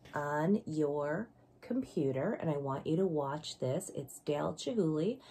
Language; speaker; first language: English; native; English